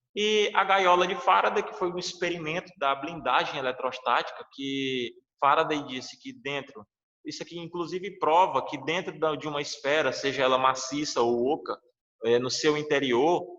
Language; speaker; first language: Portuguese; native; Portuguese